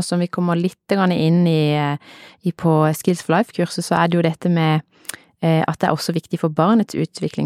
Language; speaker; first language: Norwegian; native; Norwegian